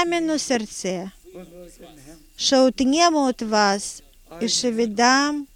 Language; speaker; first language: Bulgarian; non-native, fluent; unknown